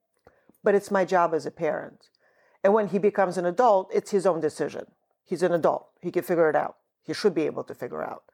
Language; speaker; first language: English; early bilingual, other home language; Russian